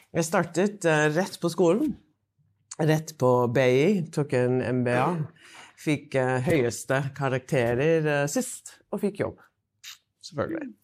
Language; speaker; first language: Norwegian; non-native, fluent; English